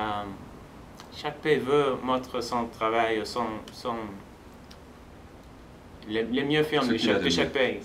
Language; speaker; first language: French; non-native, fluent; Spanish